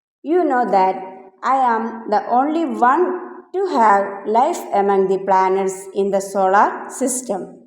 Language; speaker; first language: English; non-native, local second language; Malayalam